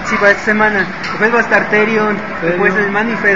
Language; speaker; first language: Spanish; native; Spanish